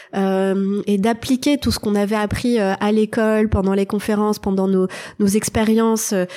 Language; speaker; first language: French; native; French